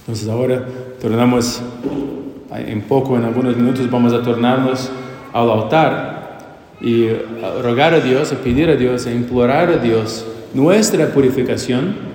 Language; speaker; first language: Spanish; non-native, fluent; Portuguese